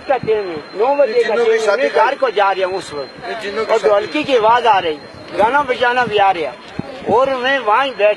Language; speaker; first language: Hindi; non-native, local second language; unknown